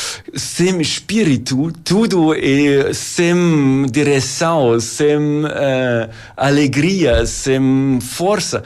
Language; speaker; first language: Portuguese; non-native, learner; German